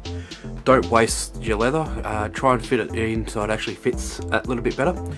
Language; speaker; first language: English; native; English